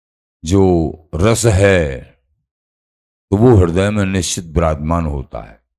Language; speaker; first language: Hindi; native; Hindi